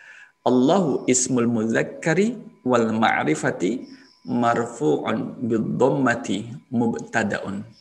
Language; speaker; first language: Arabic; non-native, fluent; Indonesian